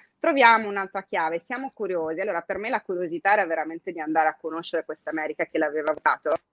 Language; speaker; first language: Italian; native; Italian